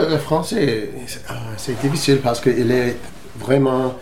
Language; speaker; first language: French; non-native, learner; English